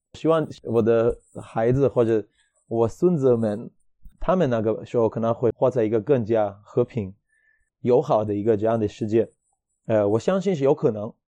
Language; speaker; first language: Chinese; non-native, fluent; Hebrew